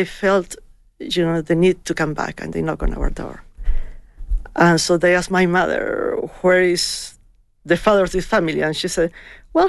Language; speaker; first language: English; non-native, fluent; Spanish